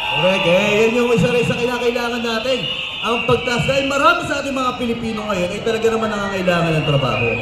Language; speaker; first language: Filipino; native; Filipino